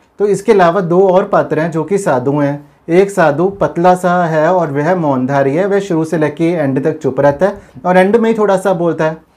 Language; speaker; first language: Hindi; non-native, local second language; Punjabi